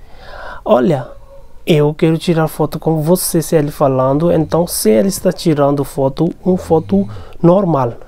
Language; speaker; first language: Portuguese; non-native, learner; Hindi